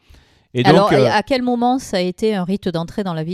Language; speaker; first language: French; native; French